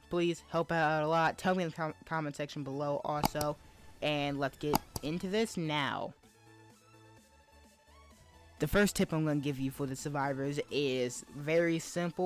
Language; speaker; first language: English; native; English